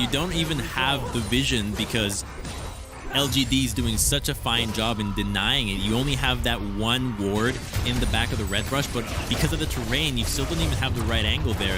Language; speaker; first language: English; native; English